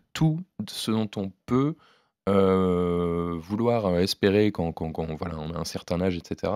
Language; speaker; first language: French; native; French